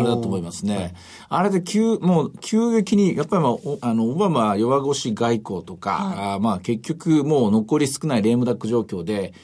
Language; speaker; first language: Japanese; native; Japanese